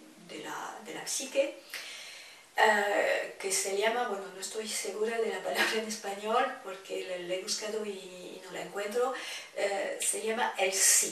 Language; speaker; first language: Spanish; non-native, fluent; French